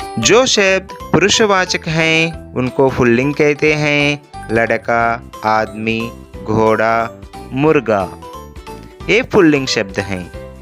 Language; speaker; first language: Hindi; non-native, local second language; Telugu